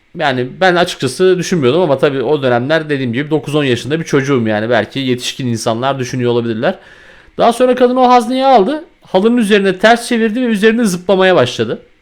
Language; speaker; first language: Turkish; native; Turkish